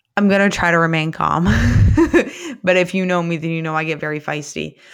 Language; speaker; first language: English; native; English